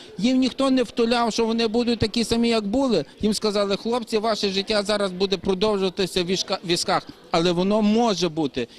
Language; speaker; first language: Ukrainian; native; Ukrainian